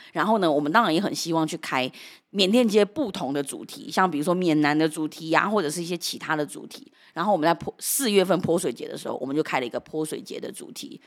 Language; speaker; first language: Chinese; early bilingual, heritage; Chinese